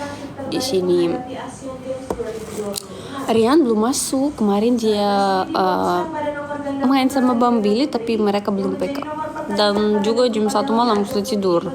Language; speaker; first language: Indonesian; non-native, fluent; Russian